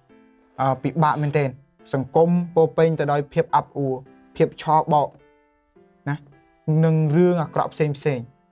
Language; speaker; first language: Khmer; native; Khmer